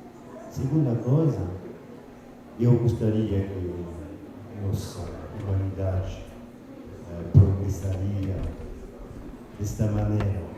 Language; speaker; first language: Portuguese; non-native, fluent; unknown